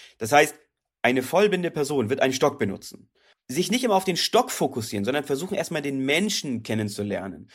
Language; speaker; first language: German; native; German